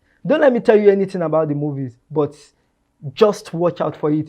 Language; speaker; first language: English; non-native, local second language; Yoruba